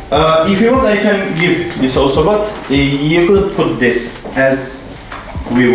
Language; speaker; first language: English; non-native, fluent; Turkish